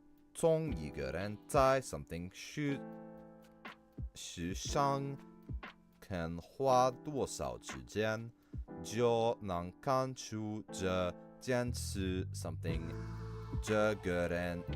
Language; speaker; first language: Chinese; non-native, learner; English